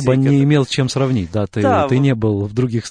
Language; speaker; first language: Russian; native; Russian